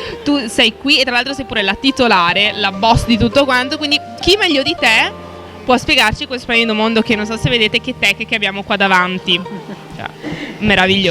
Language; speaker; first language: Italian; native; Italian